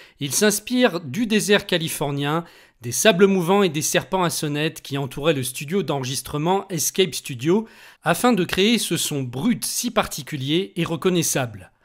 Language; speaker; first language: French; native; French